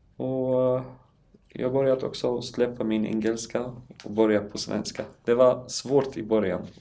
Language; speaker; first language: Swedish; non-native, learner; Arabic